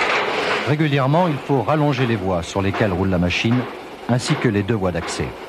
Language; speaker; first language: French; native; French